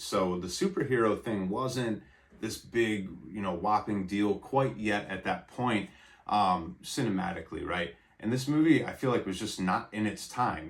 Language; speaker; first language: English; native; English